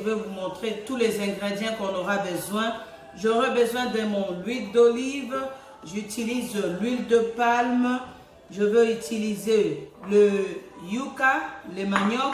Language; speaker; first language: French; non-native, local second language; Lingala